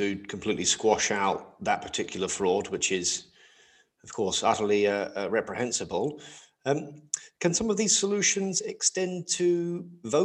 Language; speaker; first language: English; native; English